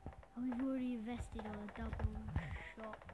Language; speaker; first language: English; native; English